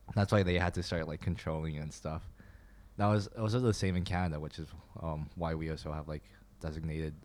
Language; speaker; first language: English; non-native, fluent; Chinese